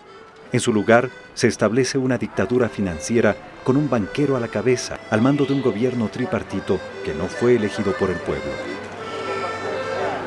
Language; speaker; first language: Spanish; native; Spanish